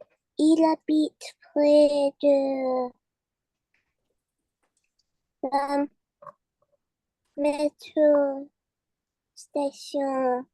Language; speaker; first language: French; non-native, fluent; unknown